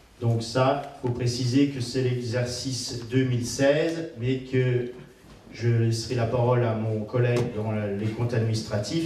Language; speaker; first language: French; native; French